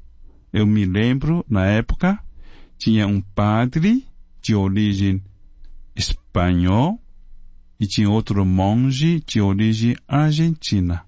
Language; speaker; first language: Portuguese; non-native, fluent; Chinese